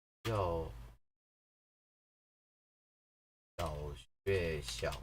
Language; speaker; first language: Chinese; non-native, learner; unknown